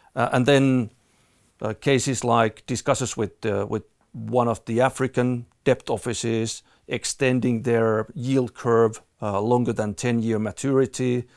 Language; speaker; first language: English; non-native, fluent; Finnish